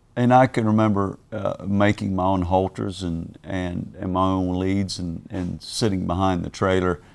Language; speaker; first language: English; native; English